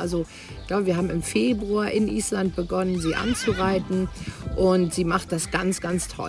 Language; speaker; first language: German; native; German